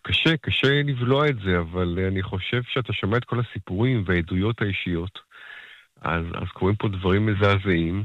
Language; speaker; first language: Hebrew; native; Hebrew